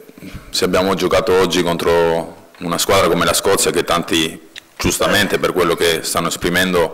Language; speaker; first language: Italian; native; Italian